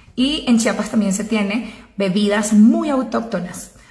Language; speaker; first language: Spanish; native; Spanish